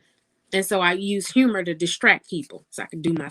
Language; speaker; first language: English; native; English